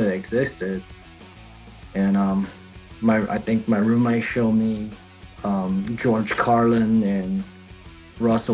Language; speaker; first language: English; non-native, fluent; Chinese